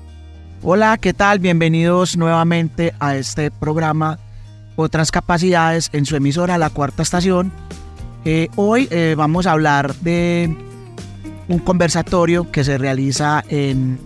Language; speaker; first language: Spanish; native; Spanish